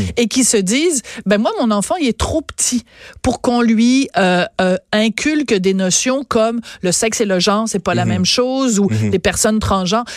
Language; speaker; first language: French; native; French